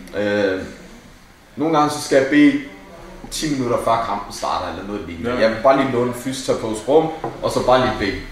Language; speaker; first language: Danish; early bilingual, other home language; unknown